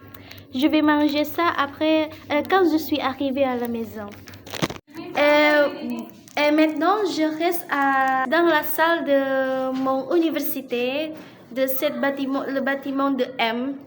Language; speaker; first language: French; non-native, learner; Indonesian